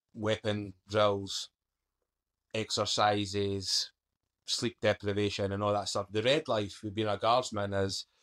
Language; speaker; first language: English; native; English